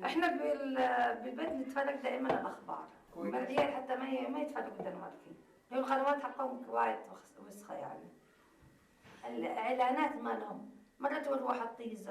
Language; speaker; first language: Arabic; native; Arabic